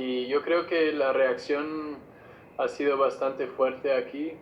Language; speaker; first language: Spanish; non-native, fluent; English